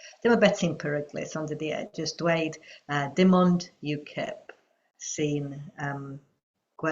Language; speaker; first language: Welsh; non-native, fluent; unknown